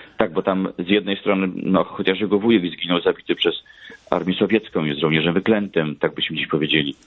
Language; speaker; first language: Polish; native; Polish